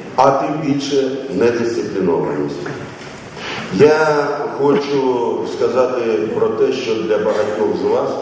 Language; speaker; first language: Ukrainian; native; Ukrainian